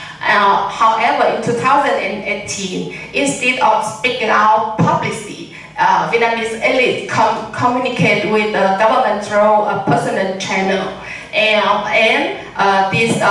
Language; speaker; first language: English; non-native, learner; Vietnamese